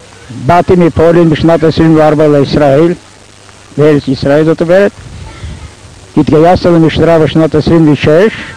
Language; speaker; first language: Hebrew; non-native, fluent; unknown